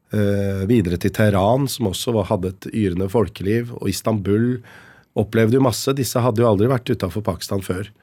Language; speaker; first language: Norwegian; native; Norwegian